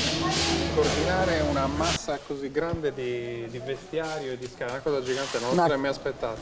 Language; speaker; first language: Italian; native; Italian